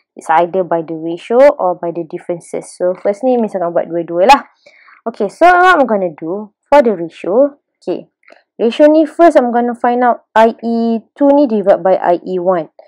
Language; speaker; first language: English; non-native, local second language; Malay